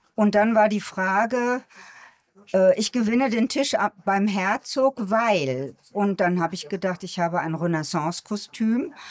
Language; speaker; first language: German; native; German